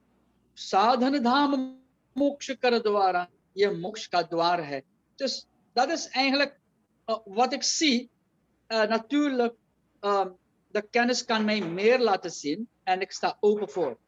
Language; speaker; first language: Dutch; non-native, local second language; Caribbean Hindustani